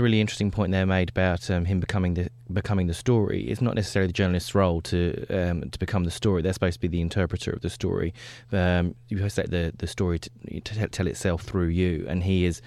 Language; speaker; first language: English; native; English